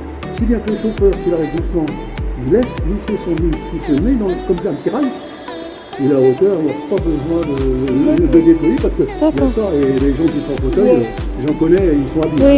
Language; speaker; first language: French; native; French